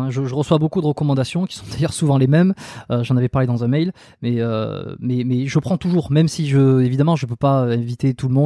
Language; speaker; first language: French; native; French